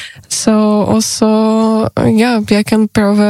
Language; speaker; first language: Norwegian; non-native, learner; Ukrainian